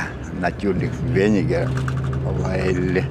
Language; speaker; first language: German; non-native, learner; Ukrainian